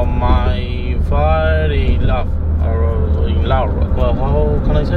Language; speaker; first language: English; non-native, learner; Spanish